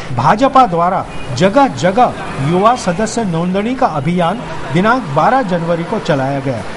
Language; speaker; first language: Hindi; non-native, local second language; Marathi